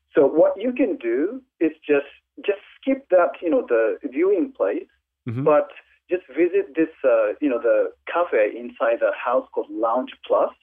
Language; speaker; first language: English; non-native, fluent; Japanese